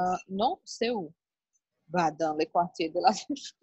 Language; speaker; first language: French; non-native, learner; Portuguese